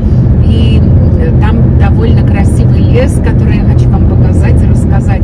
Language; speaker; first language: Russian; native; Russian